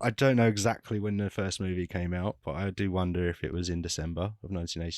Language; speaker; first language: English; native; English